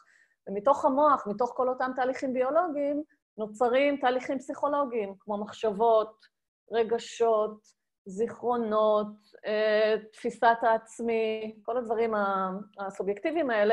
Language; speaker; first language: Hebrew; native; Hebrew